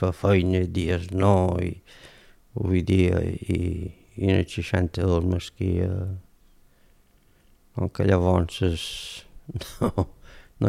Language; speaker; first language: Catalan; native; Catalan